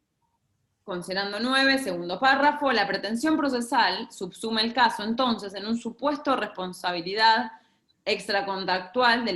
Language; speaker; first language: Spanish; native; Spanish